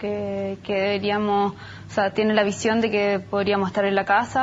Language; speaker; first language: Spanish; native; Spanish